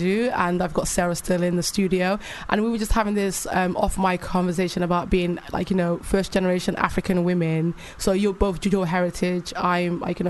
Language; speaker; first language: English; native; English